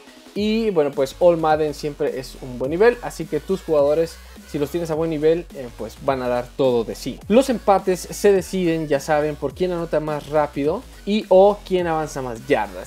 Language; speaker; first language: Spanish; native; Spanish